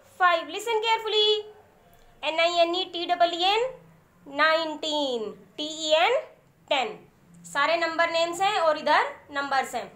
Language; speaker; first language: Hindi; native; Hindi